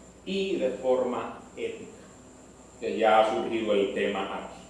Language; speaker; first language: Spanish; native; Spanish